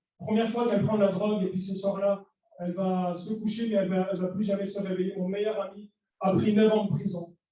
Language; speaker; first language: French; early bilingual, other home language; Arabic